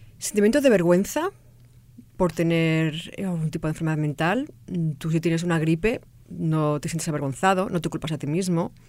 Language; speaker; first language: Spanish; native; Spanish